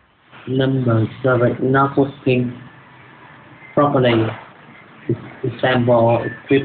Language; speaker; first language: English; non-native, learner; Vietnamese